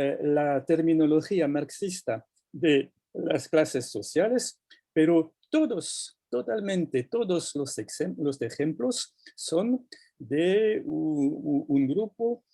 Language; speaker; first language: Spanish; non-native, fluent; French